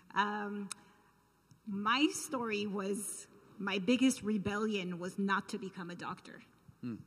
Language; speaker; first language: English; early bilingual, other home language; Armenian